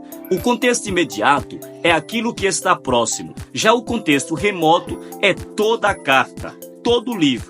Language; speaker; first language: Portuguese; native; Portuguese